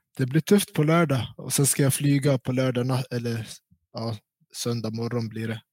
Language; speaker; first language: Swedish; early bilingual, other home language; Central Kurdish